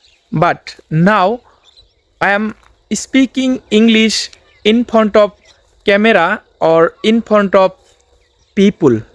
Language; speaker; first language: English; non-native, learner; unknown